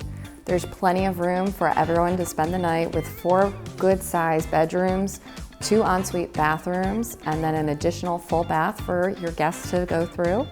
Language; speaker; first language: English; native; English